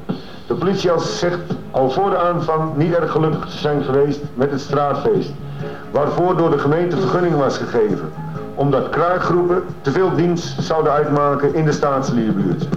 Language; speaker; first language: Dutch; native; Dutch